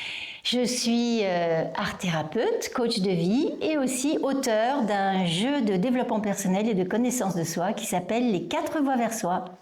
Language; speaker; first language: French; native; French